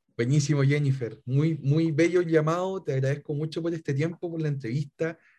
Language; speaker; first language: Spanish; native; Spanish